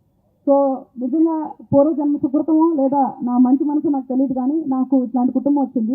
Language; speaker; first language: Telugu; native; Telugu